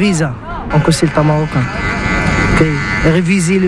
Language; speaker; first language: French; non-native, learner; Arabic